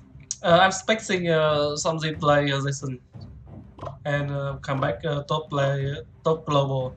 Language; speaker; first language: English; non-native, learner; Vietnamese